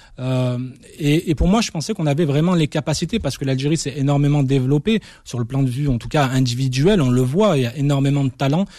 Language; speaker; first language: French; early bilingual, other home language; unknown